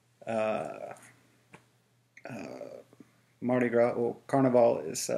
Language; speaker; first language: Spanish; non-native, learner; English